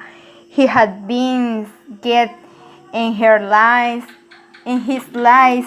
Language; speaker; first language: English; non-native, learner; Spanish